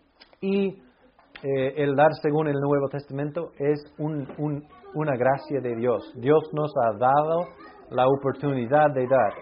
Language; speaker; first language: Spanish; non-native, fluent; English